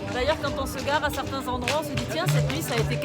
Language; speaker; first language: French; native; French